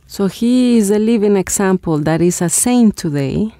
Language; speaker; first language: English; non-native, fluent; Spanish